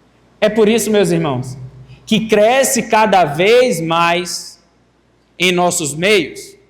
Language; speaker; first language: Portuguese; native; Portuguese